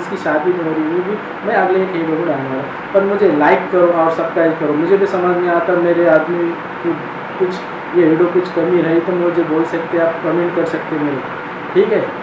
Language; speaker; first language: Hindi; non-native, local second language; Marathi